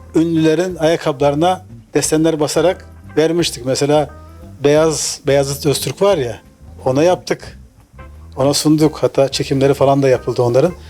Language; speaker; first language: Turkish; native; Turkish